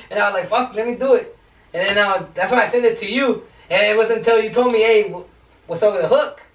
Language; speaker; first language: English; early bilingual, other home language; Spanish